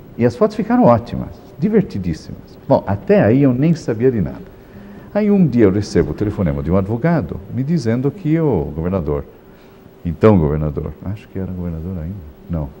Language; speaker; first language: Portuguese; non-native, fluent; Italian